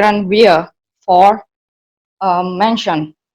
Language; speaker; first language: German; non-native, learner; Indonesian